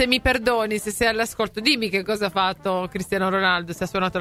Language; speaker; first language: Italian; native; Italian